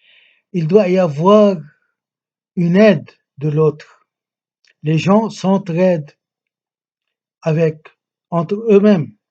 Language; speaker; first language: French; non-native, local second language; Arabic